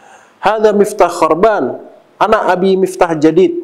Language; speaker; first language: Arabic; non-native, learner; Indonesian